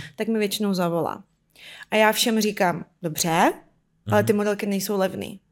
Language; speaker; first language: Czech; non-native, fluent; Ukrainian